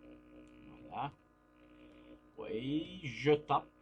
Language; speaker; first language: French; non-native, fluent; Turkish